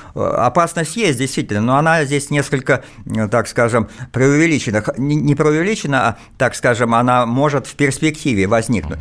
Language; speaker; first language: Russian; native; Russian